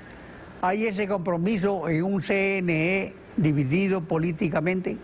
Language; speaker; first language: Spanish; native; Spanish